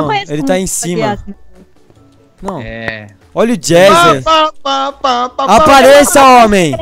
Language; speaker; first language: Portuguese; native; Portuguese